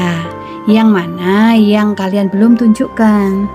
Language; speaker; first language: Indonesian; native; Indonesian